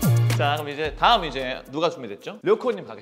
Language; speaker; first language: Korean; native; Korean